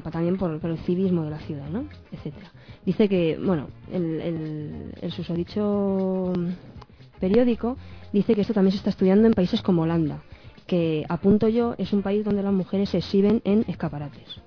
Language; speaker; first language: Spanish; native; Spanish